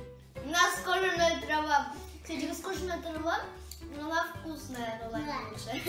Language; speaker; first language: Russian; native; Russian